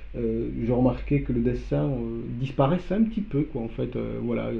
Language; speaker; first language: French; non-native, fluent; Polish